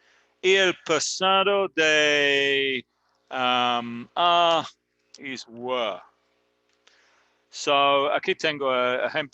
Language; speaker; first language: Spanish; non-native, fluent; English